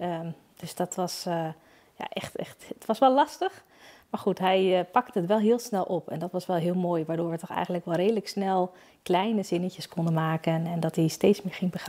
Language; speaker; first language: Dutch; native; Dutch